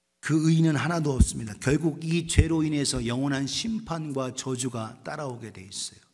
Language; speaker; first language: Korean; native; Korean